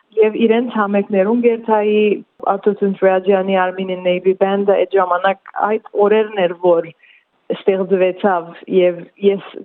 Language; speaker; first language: Armenian; early bilingual, heritage; Armenian